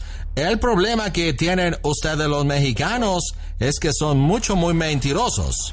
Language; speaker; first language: Spanish; non-native, fluent; English